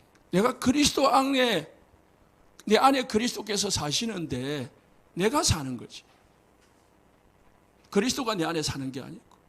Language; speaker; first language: Korean; native; Korean